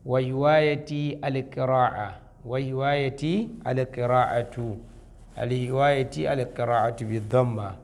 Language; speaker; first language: Arabic; non-native, fluent; Hausa